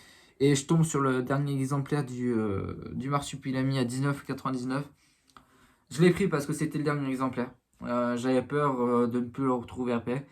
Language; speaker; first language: French; native; French